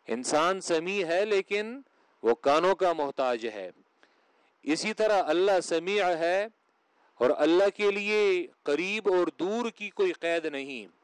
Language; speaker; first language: Urdu; non-native, local second language; Pashto